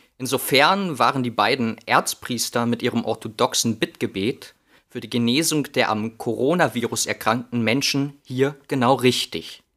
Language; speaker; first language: German; native; German